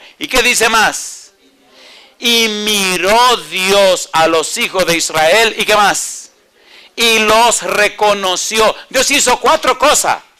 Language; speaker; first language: Spanish; native; Spanish